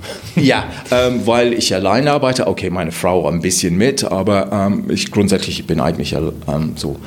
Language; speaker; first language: German; non-native, fluent; English